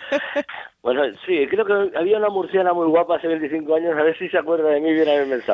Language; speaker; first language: Spanish; native; Spanish